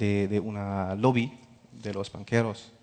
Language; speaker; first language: Spanish; non-native, fluent; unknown